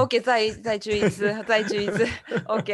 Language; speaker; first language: Chinese; non-native, learner; Japanese